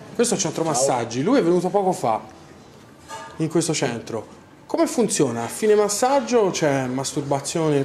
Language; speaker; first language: Italian; native; Italian